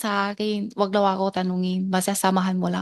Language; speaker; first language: Filipino; non-native, learner; Chinese